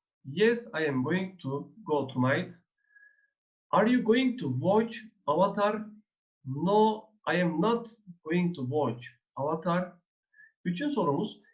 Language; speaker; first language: English; non-native, fluent; Turkish